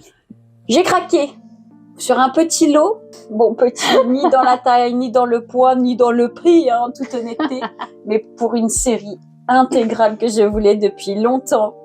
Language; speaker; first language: French; native; French